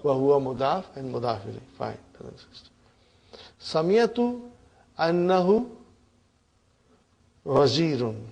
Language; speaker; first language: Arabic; non-native, fluent; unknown